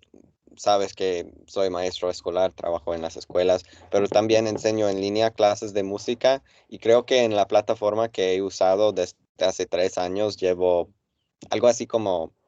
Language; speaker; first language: Spanish; non-native, fluent; English